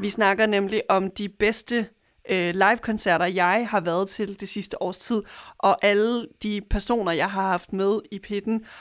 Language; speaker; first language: Danish; native; Danish